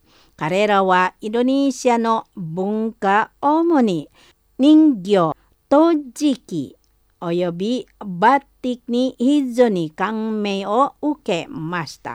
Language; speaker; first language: Japanese; non-native, fluent; Indonesian